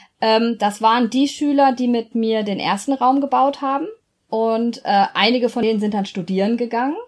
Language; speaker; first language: German; native; German